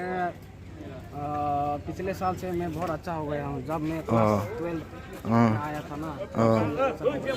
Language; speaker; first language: Hindi; non-native, local second language; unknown